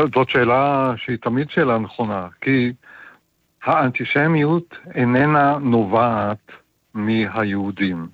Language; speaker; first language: Hebrew; native; Hebrew